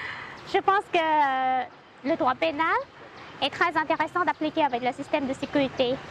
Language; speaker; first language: French; non-native, learner; Khmer